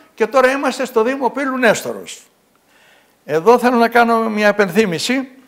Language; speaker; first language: Greek; native; Greek